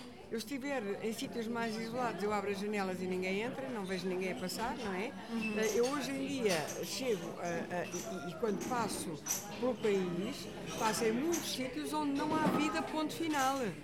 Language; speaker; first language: Portuguese; native; Portuguese